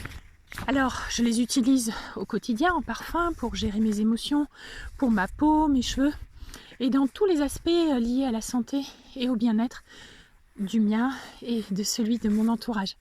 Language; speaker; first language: French; native; French